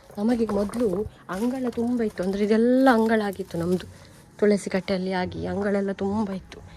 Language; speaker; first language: Kannada; non-native, local second language; Tulu